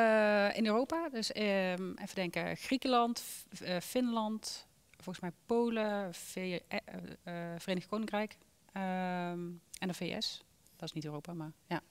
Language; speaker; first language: Dutch; native; Dutch